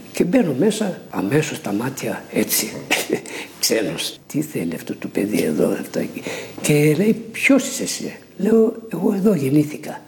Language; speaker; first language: Greek; early bilingual, heritage; Greek